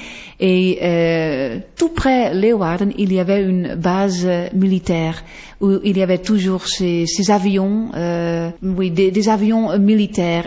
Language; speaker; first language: French; non-native, fluent; Western Frisian